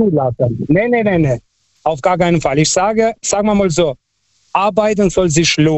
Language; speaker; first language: German; non-native, fluent; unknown